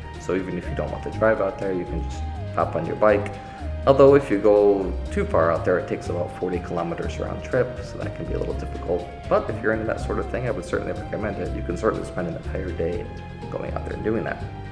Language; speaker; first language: English; native; English